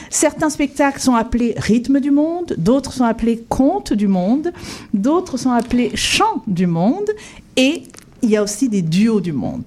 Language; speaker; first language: French; non-native, local second language; Kinyarwanda